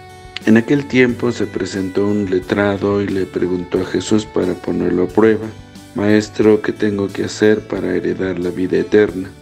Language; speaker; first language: Spanish; native; Spanish